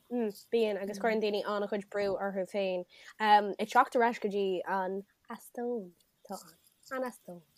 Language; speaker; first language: Irish; native; Irish